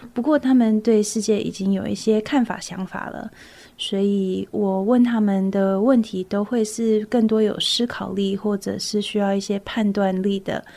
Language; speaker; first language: Chinese; early bilingual, heritage; Chinese